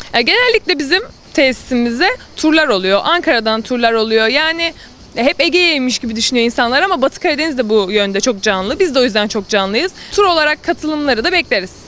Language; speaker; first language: Turkish; native; Turkish